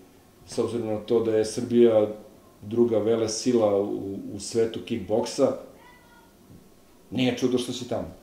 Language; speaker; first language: Serbian; native; Serbian